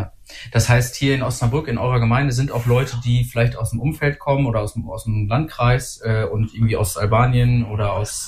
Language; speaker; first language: German; native; German